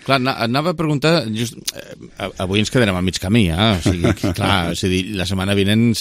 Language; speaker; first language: Catalan; native; Catalan